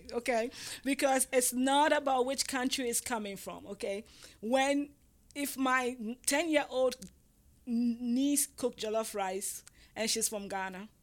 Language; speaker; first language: English; non-native, local second language; Ga